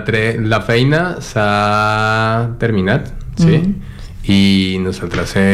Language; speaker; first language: Catalan; non-native, learner; Spanish